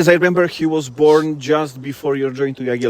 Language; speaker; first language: English; non-native, fluent; Polish